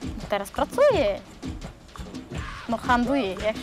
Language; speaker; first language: Polish; non-native, learner; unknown